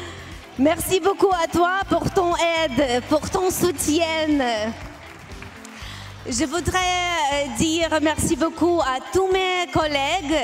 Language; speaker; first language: French; non-native, learner; Ukrainian